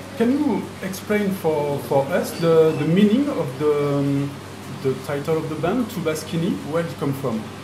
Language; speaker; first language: English; non-native, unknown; French